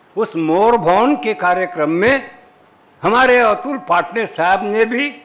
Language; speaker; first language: Hindi; non-native, local second language; Marathi